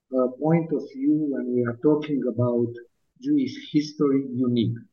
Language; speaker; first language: English; non-native, fluent; Romanian